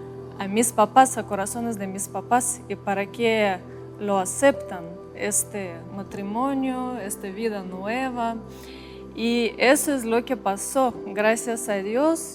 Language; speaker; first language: Spanish; non-native, fluent; Russian